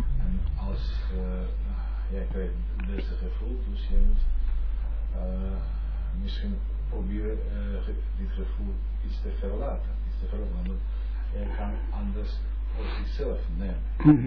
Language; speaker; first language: Dutch; non-native, learner; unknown